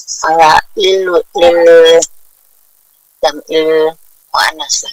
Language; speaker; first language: Arabic; non-native, learner; Indonesian